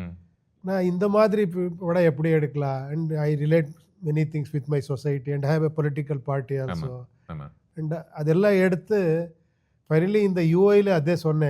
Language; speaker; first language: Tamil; non-native, learner; Kannada